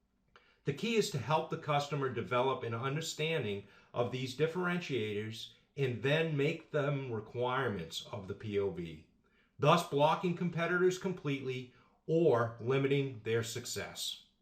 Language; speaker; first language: English; native; English